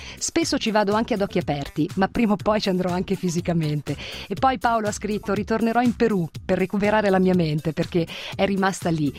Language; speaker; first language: Italian; native; Italian